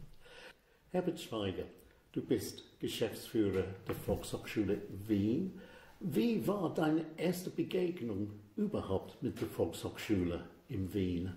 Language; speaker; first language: German; non-native, fluent; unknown